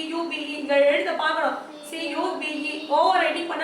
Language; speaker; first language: Tamil; native; Tamil